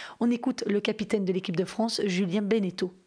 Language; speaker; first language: French; native; French